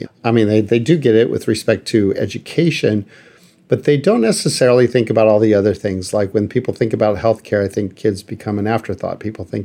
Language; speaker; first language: English; native; English